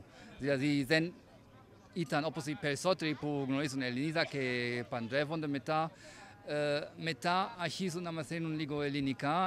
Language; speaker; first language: Greek; non-native, fluent; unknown